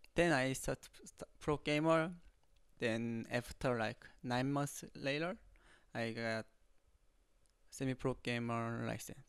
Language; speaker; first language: English; non-native, learner; Korean